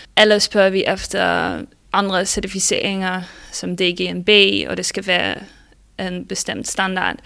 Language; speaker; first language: Danish; non-native, fluent; Dutch